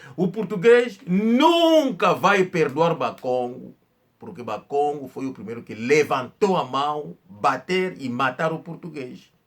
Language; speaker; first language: Portuguese; non-native, local second language; Kongo